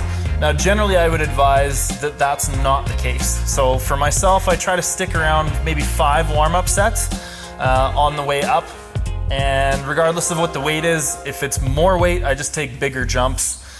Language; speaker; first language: English; native; English